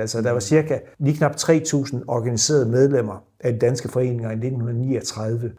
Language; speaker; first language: Danish; native; Danish